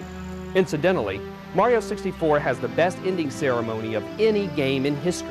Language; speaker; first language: English; native; English